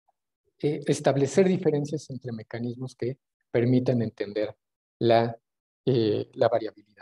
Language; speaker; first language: Spanish; native; Spanish